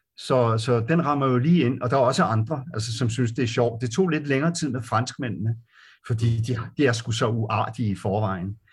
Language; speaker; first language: Danish; native; Danish